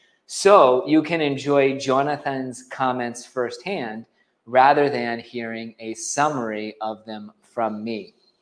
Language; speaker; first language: English; native; English